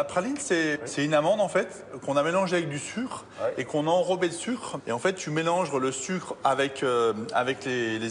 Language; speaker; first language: French; native; French